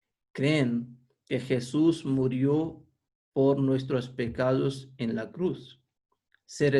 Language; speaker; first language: Spanish; non-native, fluent; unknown